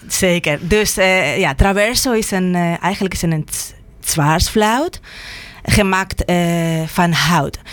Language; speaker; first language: Dutch; non-native, fluent; Spanish